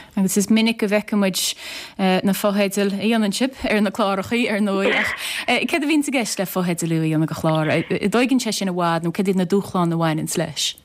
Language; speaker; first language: Irish; native; Irish